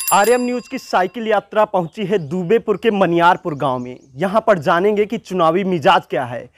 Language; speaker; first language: Hindi; native; Hindi